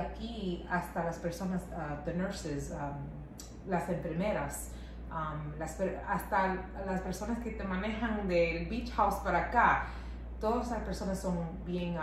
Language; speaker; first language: Spanish; non-native, local second language; English